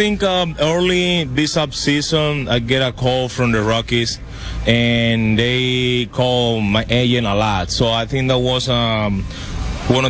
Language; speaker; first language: English; non-native, fluent; Spanish